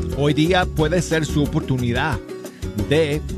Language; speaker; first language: Spanish; non-native, fluent; English